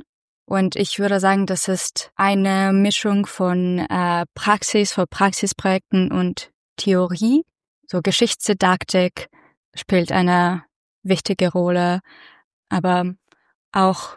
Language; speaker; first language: German; non-native, fluent; Russian